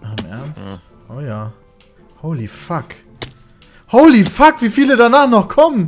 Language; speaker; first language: German; native; German